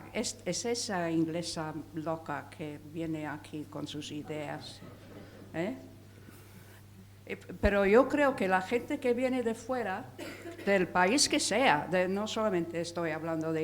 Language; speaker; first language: Spanish; non-native, fluent; English